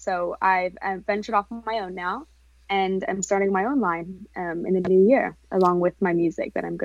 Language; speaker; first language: English; native; English